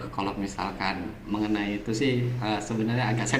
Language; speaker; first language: Indonesian; native; Indonesian